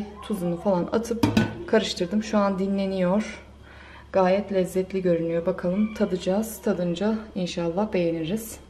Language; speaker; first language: Turkish; native; Turkish